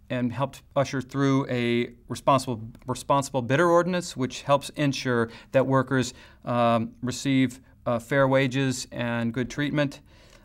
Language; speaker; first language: English; native; English